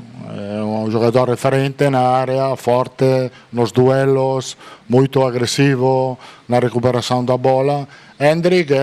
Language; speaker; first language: Portuguese; non-native, fluent; Italian